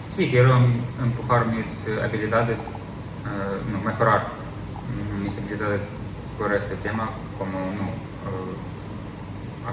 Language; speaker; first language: Spanish; non-native, learner; Ukrainian